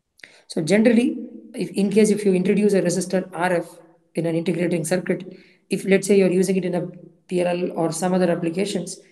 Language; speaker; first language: English; non-native, local second language; Tamil